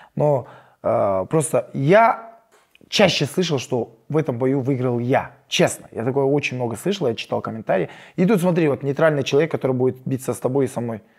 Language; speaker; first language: Russian; non-native, local second language; Kyrgyz